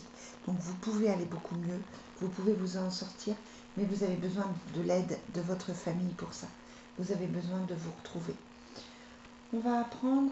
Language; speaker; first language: French; native; French